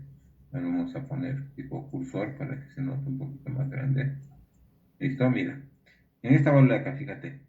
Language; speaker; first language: Spanish; native; Spanish